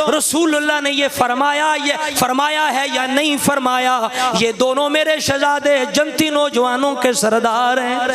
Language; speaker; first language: Urdu; non-native, local second language; Punjabi